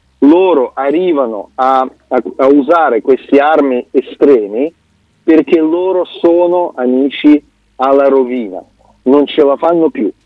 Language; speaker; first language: Italian; non-native, fluent; Russian